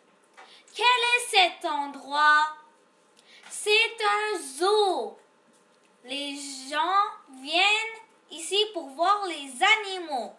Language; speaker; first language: French; non-native, local second language; English